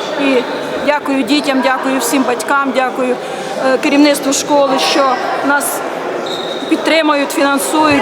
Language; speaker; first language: Ukrainian; native; Ukrainian